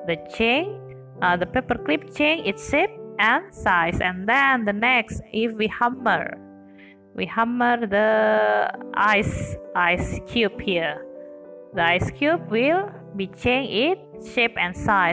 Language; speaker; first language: English; non-native, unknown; Indonesian